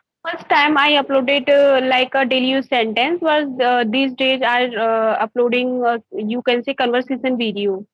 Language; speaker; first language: English; non-native, learner; Hindi